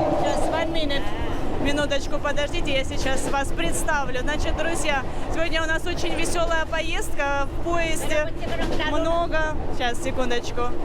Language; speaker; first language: Russian; native; Russian